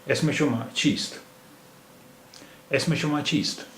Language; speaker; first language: Persian; non-native, fluent; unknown